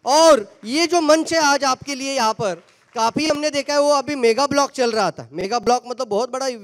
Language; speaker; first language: Hindi; non-native, local second language; Marathi